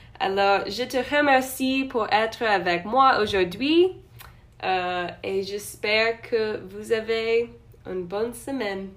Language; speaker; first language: French; non-native, learner; English